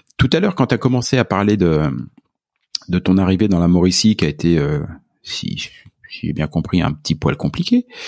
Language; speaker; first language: French; native; French